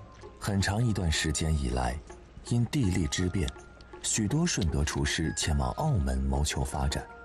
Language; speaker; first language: Chinese; native; Chinese